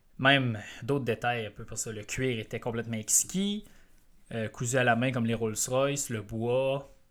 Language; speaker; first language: French; native; French